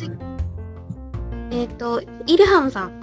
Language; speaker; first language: Japanese; non-native, learner; Malay